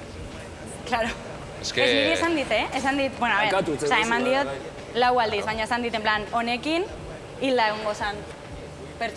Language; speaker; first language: Basque; non-native, learner; Russian